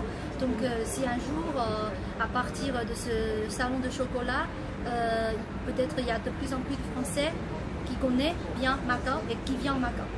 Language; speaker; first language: French; non-native, fluent; Chinese